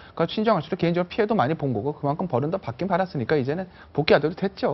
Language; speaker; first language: Korean; native; Korean